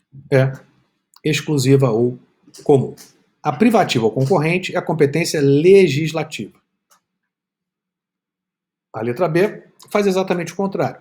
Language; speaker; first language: Portuguese; native; Portuguese